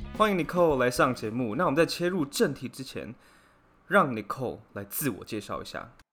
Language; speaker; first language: Chinese; native; Chinese